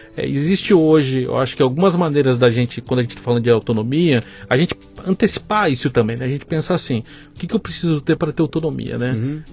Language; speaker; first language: Portuguese; native; Portuguese